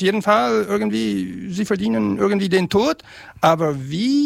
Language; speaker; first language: German; non-native, fluent; Serbian